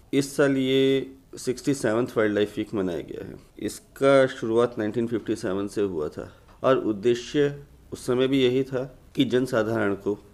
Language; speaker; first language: Hindi; native; Hindi